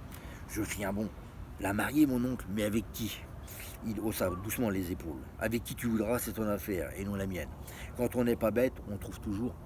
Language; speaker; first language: French; native; French